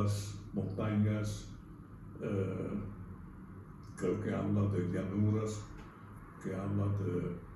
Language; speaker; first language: Spanish; non-native, fluent; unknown